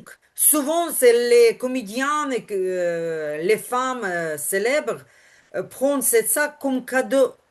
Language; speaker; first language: French; non-native, learner; Ukrainian